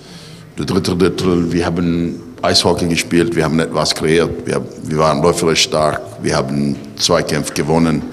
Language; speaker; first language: German; non-native, learner; English